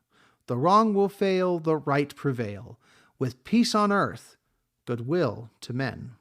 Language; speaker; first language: English; native; English